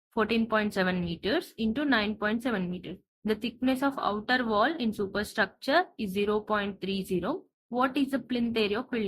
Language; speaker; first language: English; non-native, local second language; Telugu